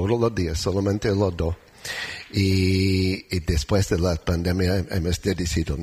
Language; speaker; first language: Spanish; non-native, learner; English